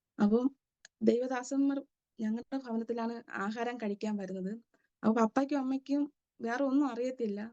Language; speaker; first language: Malayalam; native; Malayalam